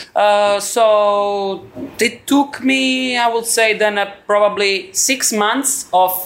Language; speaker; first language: English; non-native, learner; Italian